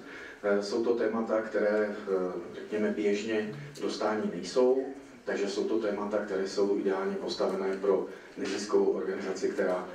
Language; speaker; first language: Czech; native; Czech